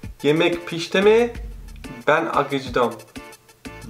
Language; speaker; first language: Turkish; non-native, learner; Persian